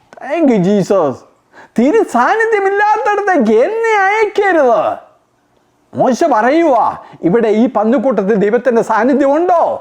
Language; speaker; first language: Malayalam; native; Malayalam